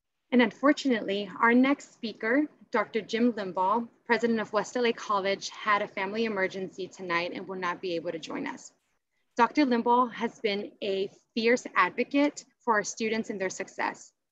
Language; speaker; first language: English; native; English